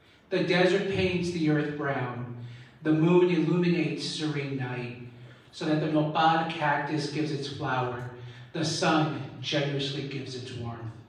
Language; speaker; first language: English; early bilingual, other home language; Spanish